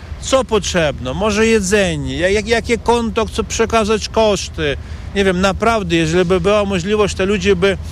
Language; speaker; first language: Polish; non-native, learner; Ukrainian